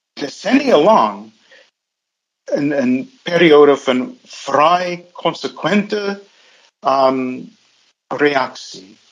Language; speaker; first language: Dutch; non-native, fluent; English